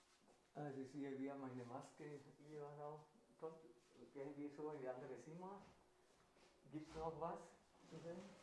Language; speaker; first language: German; non-native, fluent; Spanish